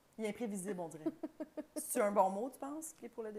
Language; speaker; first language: French; native; French